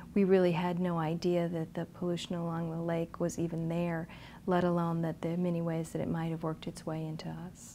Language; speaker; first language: English; native; English